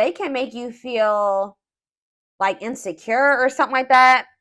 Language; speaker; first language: English; native; English